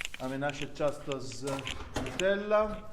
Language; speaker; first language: Polish; non-native, fluent; Italian